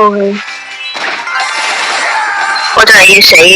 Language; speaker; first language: Chinese; early bilingual, heritage; Cantonese